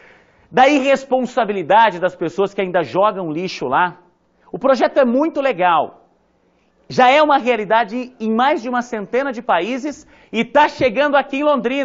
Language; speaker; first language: Portuguese; native; Portuguese